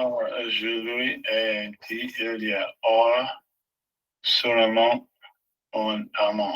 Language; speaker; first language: French; non-native, learner; English